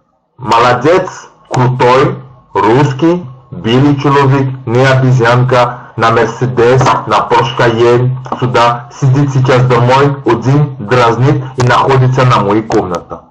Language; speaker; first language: Russian; non-native, learner; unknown